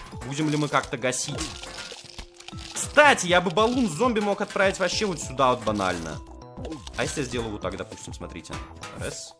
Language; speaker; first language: Russian; native; Russian